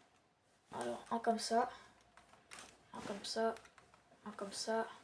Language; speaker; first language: French; native; French